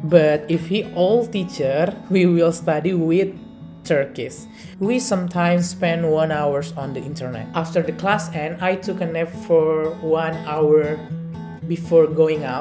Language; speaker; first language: English; non-native, learner; Indonesian